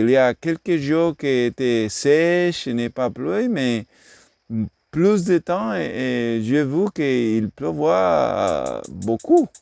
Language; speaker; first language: French; non-native, learner; English